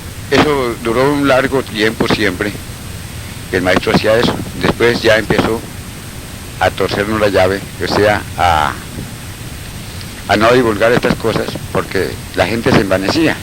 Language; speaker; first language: Spanish; native; Spanish